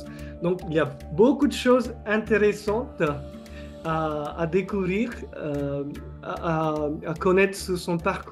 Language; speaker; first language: French; non-native, fluent; Marathi